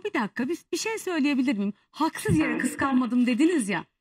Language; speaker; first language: Turkish; native; Turkish